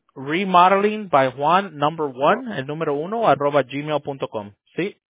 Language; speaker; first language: Spanish; early bilingual, heritage; Spanish